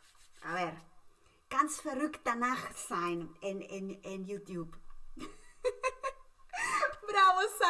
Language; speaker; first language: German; non-native, fluent; Spanish